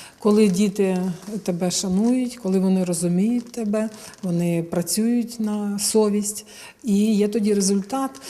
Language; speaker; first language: Ukrainian; native; Ukrainian